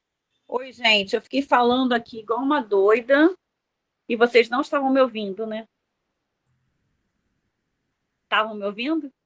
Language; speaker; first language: Portuguese; native; Portuguese